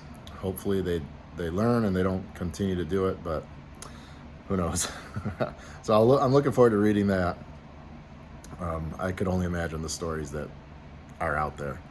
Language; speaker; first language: English; native; English